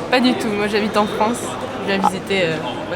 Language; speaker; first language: French; native; French